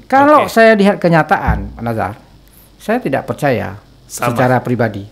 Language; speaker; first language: Indonesian; non-native, local second language; Achinese